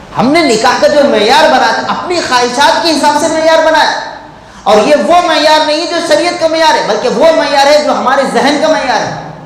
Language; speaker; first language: Urdu; native; Urdu